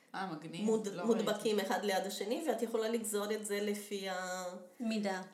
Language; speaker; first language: Hebrew; non-native, fluent; Portuguese